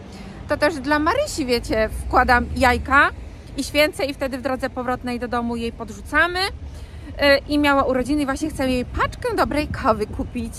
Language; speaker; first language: Polish; native; Polish